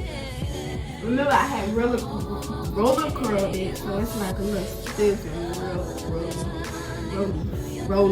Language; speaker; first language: English; native; English